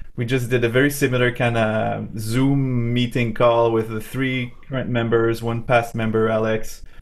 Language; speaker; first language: English; non-native, fluent; French